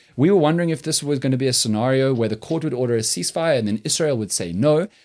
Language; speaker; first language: English; native; English